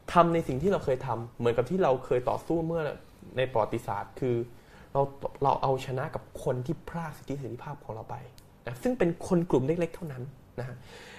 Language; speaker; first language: Thai; native; Thai